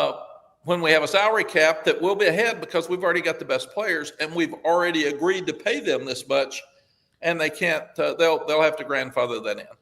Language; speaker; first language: English; native; English